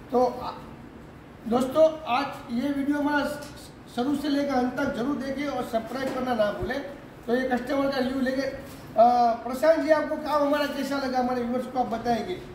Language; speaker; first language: Hindi; non-native, local second language; Gujarati